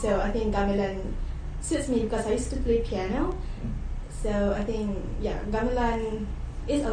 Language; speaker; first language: English; non-native, local second language; Malay